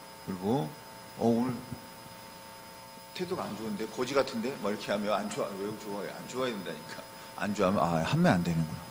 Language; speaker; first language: Korean; native; Korean